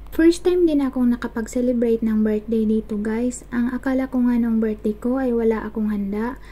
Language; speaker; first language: Filipino; non-native, local second language; Cebuano